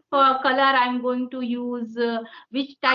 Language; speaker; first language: English; non-native, local second language; Hindi